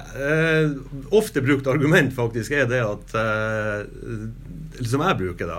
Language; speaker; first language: Norwegian; native; Norwegian